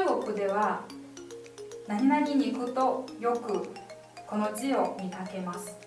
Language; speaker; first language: Japanese; non-native, fluent; Chinese